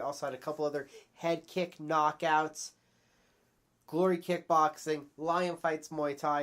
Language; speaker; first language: English; native; English